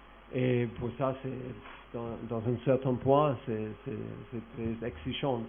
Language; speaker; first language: French; non-native, fluent; German